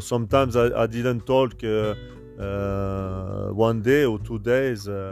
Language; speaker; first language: English; non-native, learner; French